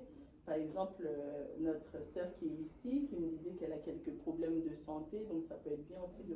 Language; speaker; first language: French; native; French